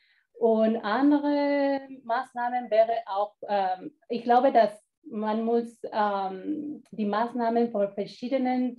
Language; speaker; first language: German; non-native, fluent; Spanish